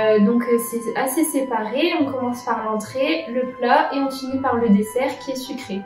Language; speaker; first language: French; native; French